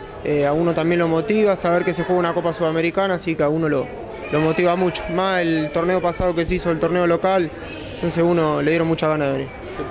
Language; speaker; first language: Spanish; native; Spanish